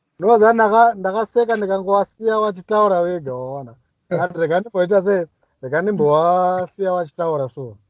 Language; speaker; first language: Shona; non-native, local second language; English